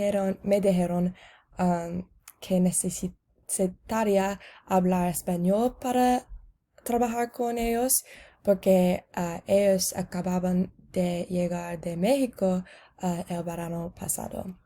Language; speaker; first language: Spanish; non-native, learner; English